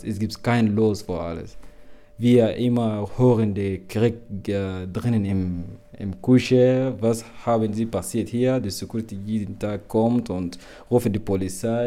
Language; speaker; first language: German; non-native, learner; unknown